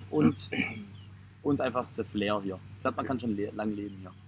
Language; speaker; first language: German; native; German